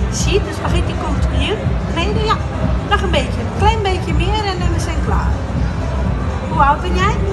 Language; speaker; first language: Dutch; non-native, learner; Italian